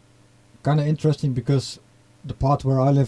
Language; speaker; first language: English; non-native, fluent; Dutch